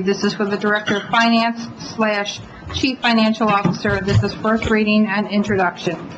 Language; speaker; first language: English; native; English